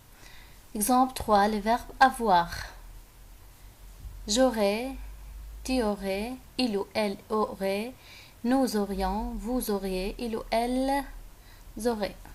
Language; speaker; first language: French; non-native, fluent; Arabic